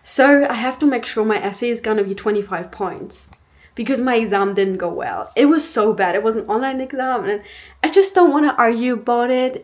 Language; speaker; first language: English; non-native, fluent; German